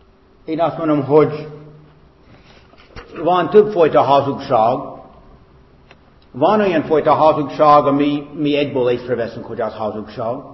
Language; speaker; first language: Hungarian; non-native, fluent; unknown